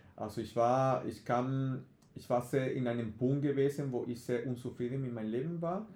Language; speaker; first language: German; non-native, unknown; Spanish